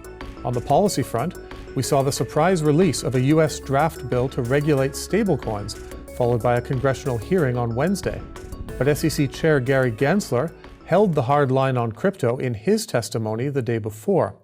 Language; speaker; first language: English; native; English